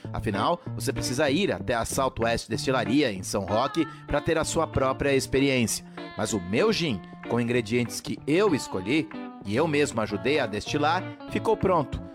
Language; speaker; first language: Portuguese; native; Portuguese